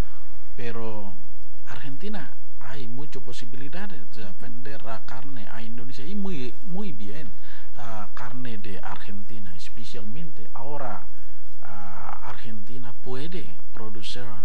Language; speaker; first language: Spanish; non-native, learner; Indonesian